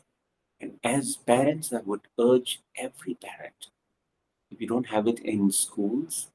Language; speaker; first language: English; non-native, local second language; Punjabi